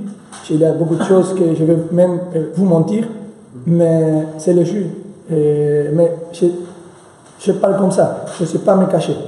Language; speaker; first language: French; non-native, fluent; Spanish